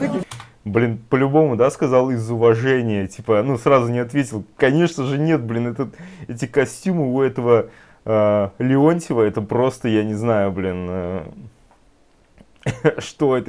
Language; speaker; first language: Russian; native; Russian